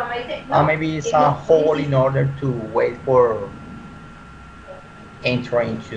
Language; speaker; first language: English; non-native, learner; Spanish